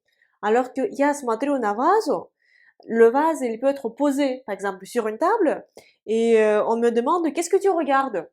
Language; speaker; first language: French; non-native, fluent; Russian